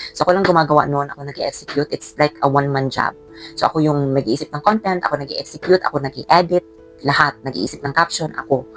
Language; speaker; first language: Filipino; non-native, local second language; Cebuano